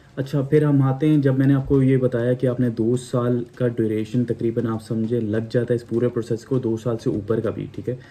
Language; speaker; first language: Urdu; non-native, local second language; Punjabi